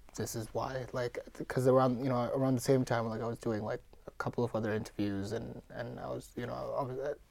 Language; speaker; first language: English; non-native, local second language; Gujarati